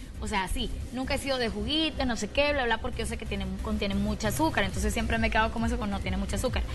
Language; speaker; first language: Spanish; native; Spanish